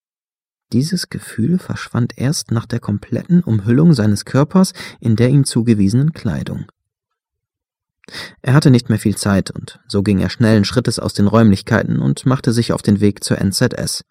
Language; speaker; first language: German; native; German